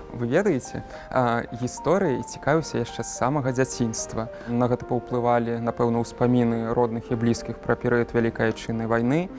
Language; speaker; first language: Belarusian; native; Belarusian